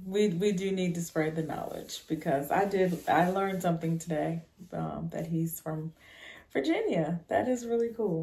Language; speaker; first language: English; native; English